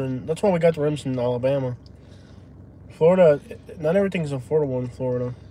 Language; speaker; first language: English; early bilingual, other home language; Spanish